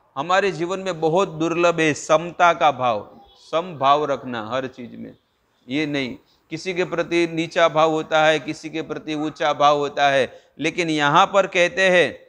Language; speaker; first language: Hindi; non-native, local second language; Gujarati